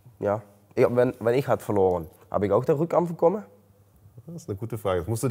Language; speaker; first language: German; non-native, learner; Dutch